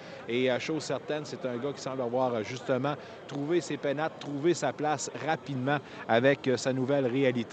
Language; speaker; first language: French; native; French